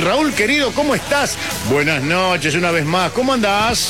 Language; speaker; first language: Spanish; native; Spanish